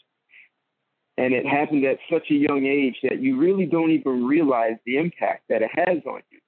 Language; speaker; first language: English; native; English